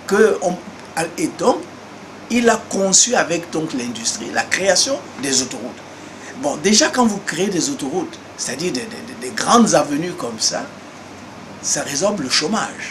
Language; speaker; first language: French; non-native, local second language; Duala